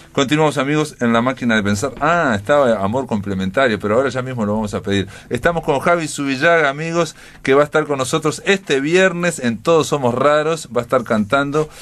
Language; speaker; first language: Spanish; native; Spanish